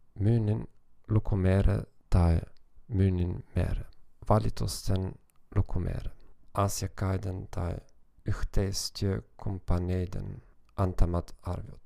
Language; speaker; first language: Finnish; non-native, learner; German